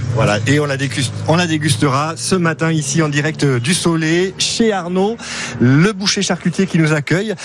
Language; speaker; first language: French; native; French